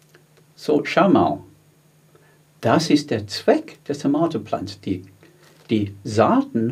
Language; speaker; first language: German; non-native, fluent; English